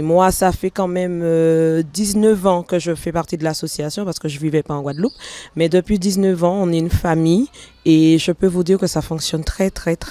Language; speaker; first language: French; native; French